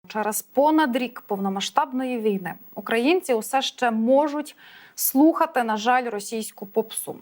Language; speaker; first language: Ukrainian; native; Ukrainian